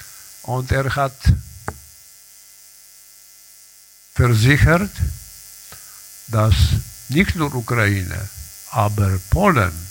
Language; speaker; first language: German; non-native, learner; Polish